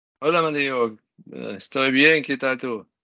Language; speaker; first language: Spanish; non-native, learner; German